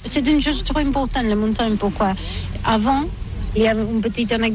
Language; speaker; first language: French; non-native, learner; Catalan